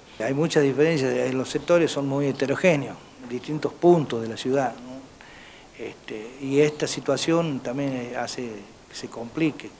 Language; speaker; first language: Spanish; native; Spanish